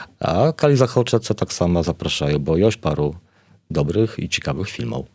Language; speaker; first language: Polish; non-native, learner; Belarusian